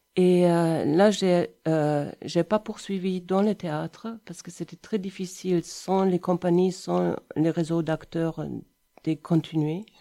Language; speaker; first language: French; non-native, fluent; German